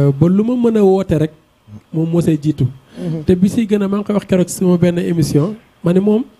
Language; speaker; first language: Wolof; non-native, local second language; Fula